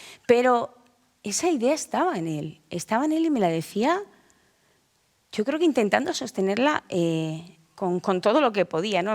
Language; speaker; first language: Spanish; native; Spanish